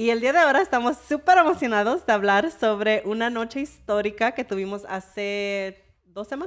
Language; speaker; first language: Spanish; early bilingual, heritage; English